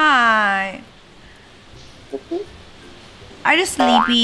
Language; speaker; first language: English; non-native, learner; Indonesian